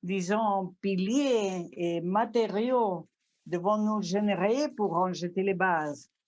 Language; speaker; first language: French; non-native, fluent; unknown